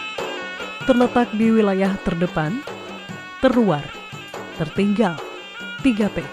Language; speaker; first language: Indonesian; native; Indonesian